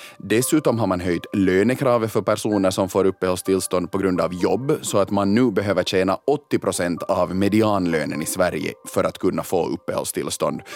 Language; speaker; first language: Swedish; native; Swedish